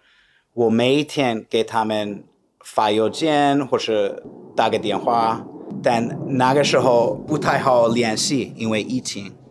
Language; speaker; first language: Chinese; non-native, fluent; English